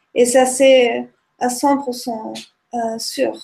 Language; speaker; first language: French; non-native, fluent; German